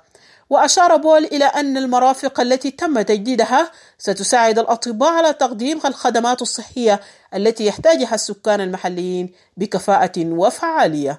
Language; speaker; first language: Arabic; native; Arabic